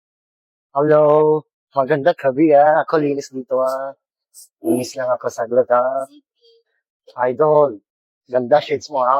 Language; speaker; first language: Filipino; non-native, learner; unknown